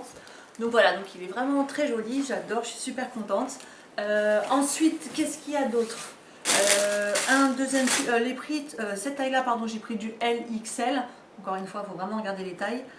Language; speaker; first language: French; native; French